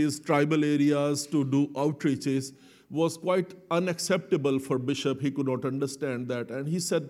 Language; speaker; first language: English; non-native, local second language; Urdu